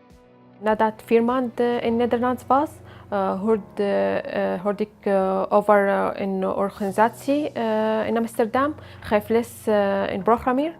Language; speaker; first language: Dutch; non-native, learner; Arabic